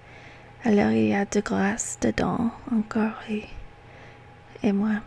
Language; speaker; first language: French; non-native, learner; English